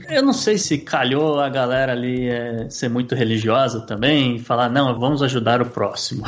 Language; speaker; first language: Portuguese; native; Portuguese